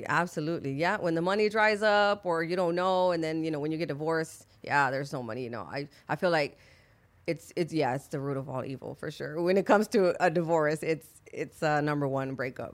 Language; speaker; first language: English; early bilingual, other home language; Spanish